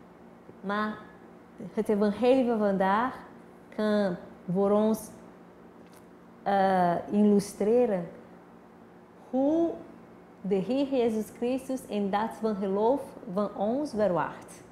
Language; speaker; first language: Dutch; non-native, fluent; Portuguese